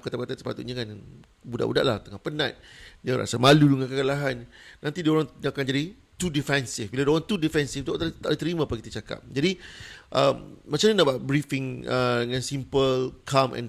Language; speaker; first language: Malay; native; Malay